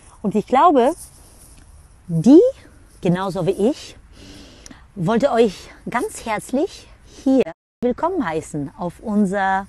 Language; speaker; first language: German; non-native, fluent; Bulgarian